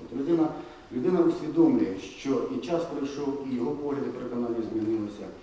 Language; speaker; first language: Ukrainian; native; Ukrainian